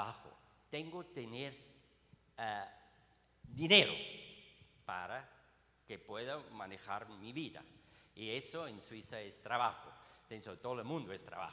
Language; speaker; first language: Spanish; non-native, learner; Swiss German